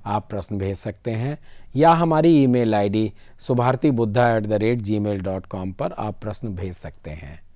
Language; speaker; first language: Hindi; native; Hindi